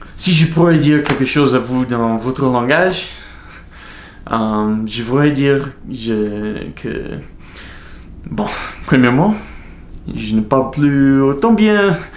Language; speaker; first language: French; non-native, learner; English